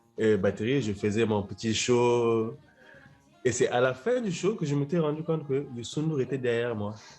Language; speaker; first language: French; non-native, local second language; Lingala